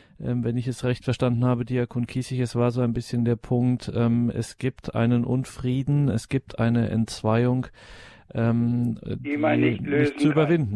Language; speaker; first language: German; native; German